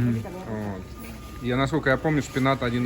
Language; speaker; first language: Russian; native; Russian